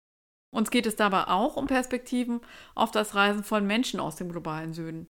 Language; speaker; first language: German; native; German